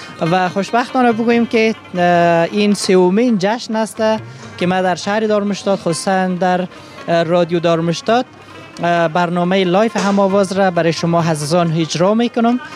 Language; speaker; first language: Persian; native; Persian